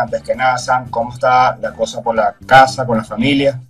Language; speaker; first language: Spanish; native; Spanish